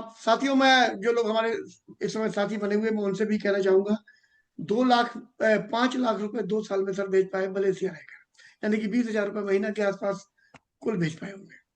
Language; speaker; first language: Hindi; native; Hindi